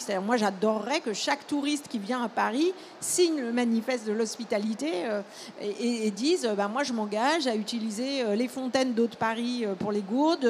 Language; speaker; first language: French; native; French